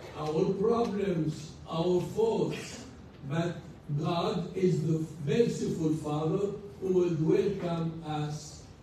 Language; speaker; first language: English; non-native, fluent; Arabic